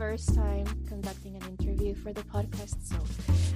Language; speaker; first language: English; non-native, fluent; Spanish